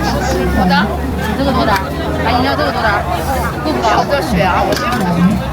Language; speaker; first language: Chinese; native; Chinese